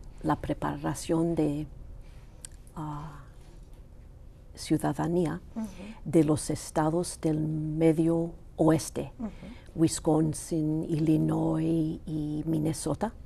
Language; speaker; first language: Spanish; non-native, local second language; Greek